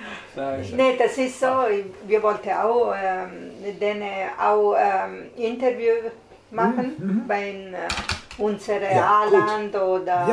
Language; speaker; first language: German; non-native, learner; Italian